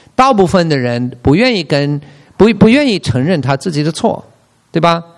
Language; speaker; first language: Chinese; non-native, fluent; English